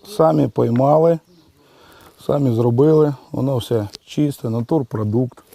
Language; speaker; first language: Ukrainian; native; Ukrainian